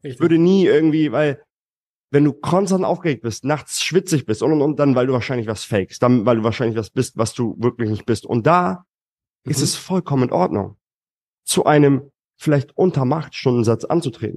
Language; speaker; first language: German; native; German